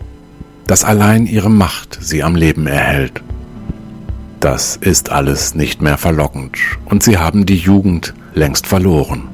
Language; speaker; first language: German; native; German